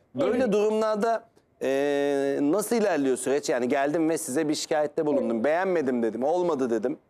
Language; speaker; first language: Turkish; native; Turkish